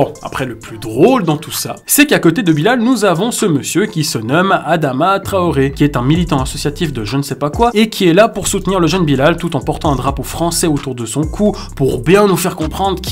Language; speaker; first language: French; native; French